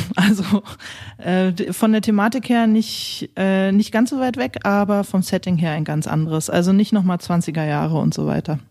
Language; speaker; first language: German; native; German